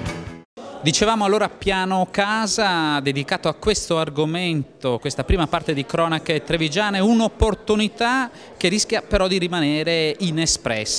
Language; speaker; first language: Italian; native; Italian